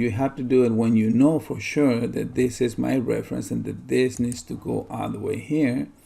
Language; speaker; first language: English; native; English